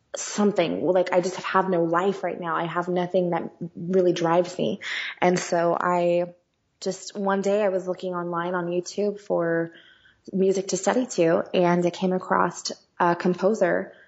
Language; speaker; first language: English; native; English